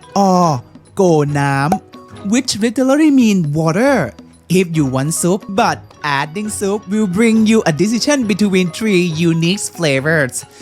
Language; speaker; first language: English; non-native, fluent; Thai